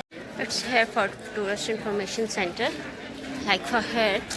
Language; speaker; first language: English; non-native, learner; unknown